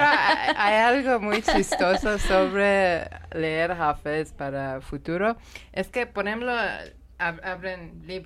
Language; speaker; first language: Spanish; non-native, learner; Persian